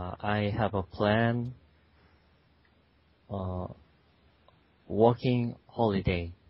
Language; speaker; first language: English; non-native, learner; Korean